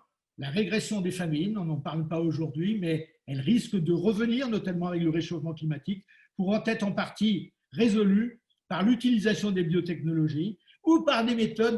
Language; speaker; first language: French; native; French